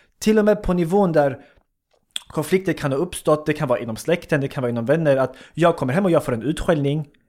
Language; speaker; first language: Swedish; early bilingual, other home language; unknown